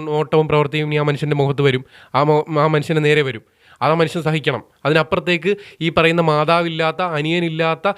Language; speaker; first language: Malayalam; native; Malayalam